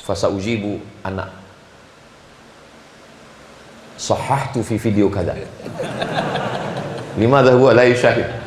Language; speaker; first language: Arabic; non-native, fluent; Indonesian